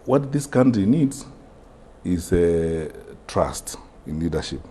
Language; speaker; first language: English; non-native, local second language; Gusii